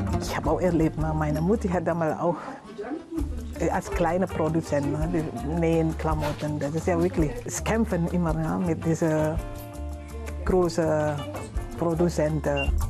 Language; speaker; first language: German; non-native, learner; Indonesian